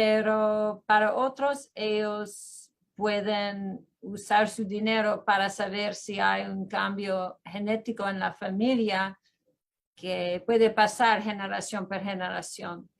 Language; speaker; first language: Spanish; non-native, fluent; English